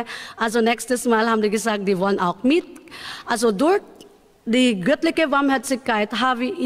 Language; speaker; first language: German; non-native, learner; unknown